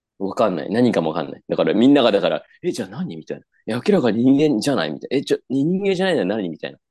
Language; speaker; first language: Japanese; native; Japanese